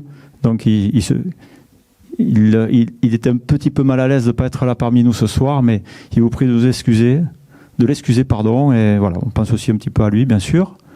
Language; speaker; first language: French; native; French